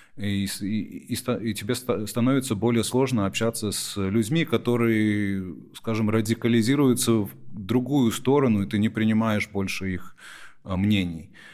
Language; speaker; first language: Russian; early bilingual, heritage; Russian